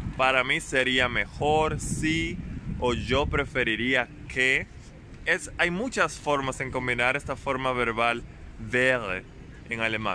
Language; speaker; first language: Spanish; non-native, fluent; German